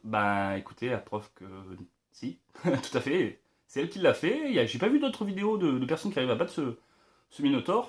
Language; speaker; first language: French; native; French